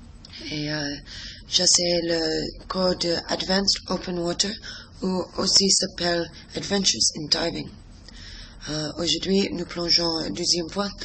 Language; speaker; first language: French; non-native, learner; English